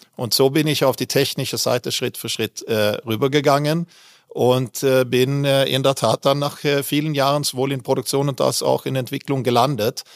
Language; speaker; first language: German; non-native, fluent; Swedish